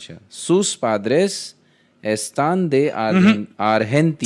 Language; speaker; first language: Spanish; non-native, learner; Hindi